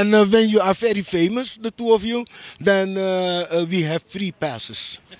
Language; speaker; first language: English; non-native, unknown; Dutch